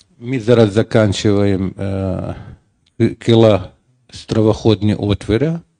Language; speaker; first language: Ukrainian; non-native, learner; Arabic